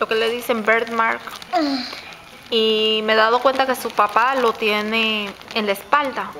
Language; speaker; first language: Spanish; native; Spanish